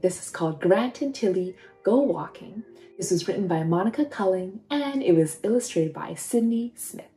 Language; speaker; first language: English; native; English